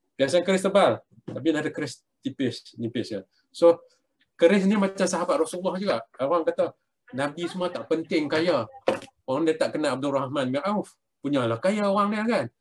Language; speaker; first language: Malay; native; Malay